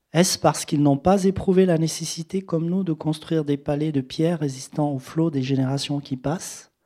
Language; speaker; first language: French; native; French